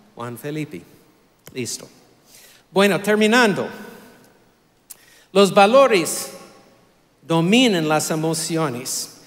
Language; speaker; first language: Spanish; non-native, fluent; English